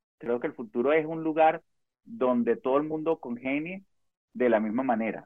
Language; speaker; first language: Spanish; native; Spanish